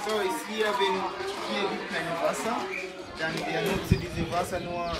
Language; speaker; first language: German; non-native, learner; Swahili